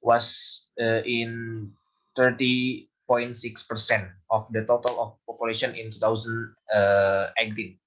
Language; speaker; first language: English; non-native, learner; Indonesian